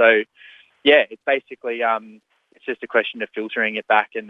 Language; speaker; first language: English; native; English